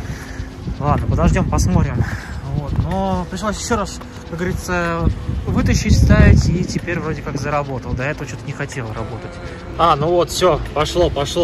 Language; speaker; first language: Russian; native; Russian